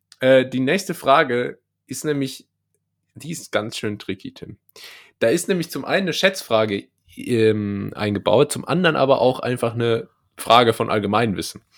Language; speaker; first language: German; native; German